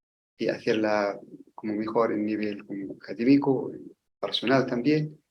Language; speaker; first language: Spanish; non-native, learner; Arabic